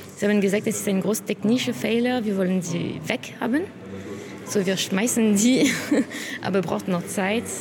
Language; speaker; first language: German; non-native, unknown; French